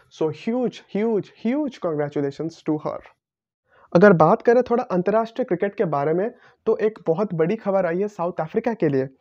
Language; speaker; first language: Hindi; non-native, local second language; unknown